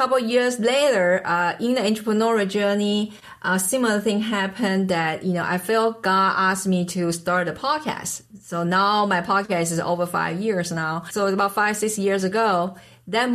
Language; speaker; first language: English; non-native, fluent; Chinese